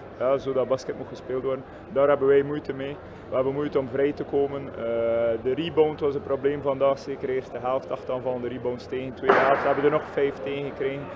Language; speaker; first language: Dutch; non-native, local second language; French